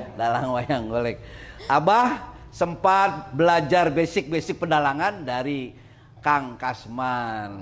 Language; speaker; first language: Indonesian; non-native, local second language; Sundanese